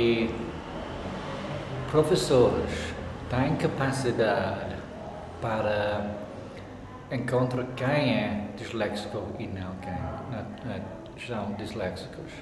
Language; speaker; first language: Portuguese; non-native, learner; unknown